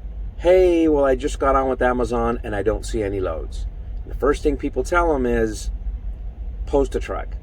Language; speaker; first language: English; native; English